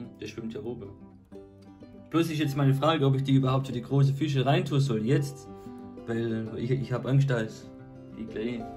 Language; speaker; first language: German; native; German